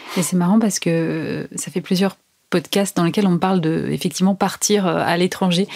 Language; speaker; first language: French; native; French